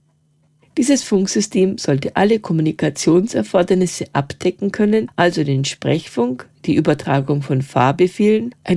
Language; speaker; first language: German; native; German